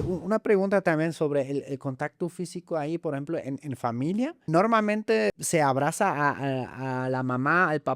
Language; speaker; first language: Spanish; non-native, fluent; German